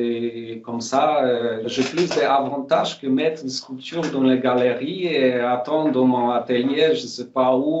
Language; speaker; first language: French; non-native, fluent; Polish